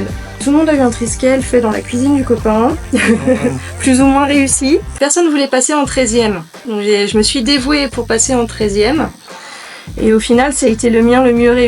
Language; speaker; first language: French; native; French